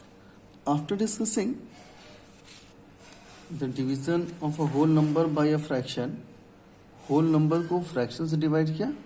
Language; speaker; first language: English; non-native, local second language; Hindi